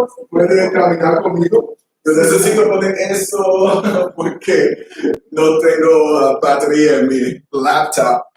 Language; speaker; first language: Spanish; non-native, learner; English